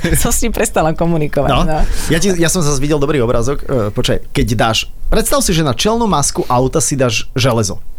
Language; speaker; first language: Slovak; native; Slovak